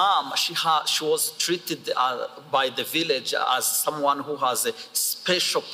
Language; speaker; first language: English; non-native, local second language; Kinyarwanda